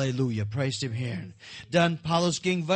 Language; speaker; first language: German; non-native, learner; English